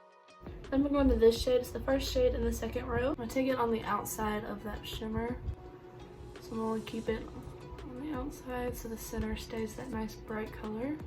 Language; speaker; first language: English; native; English